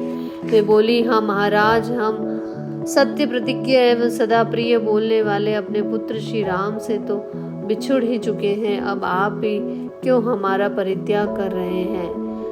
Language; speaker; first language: Hindi; native; Hindi